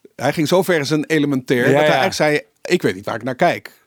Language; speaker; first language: Dutch; native; Dutch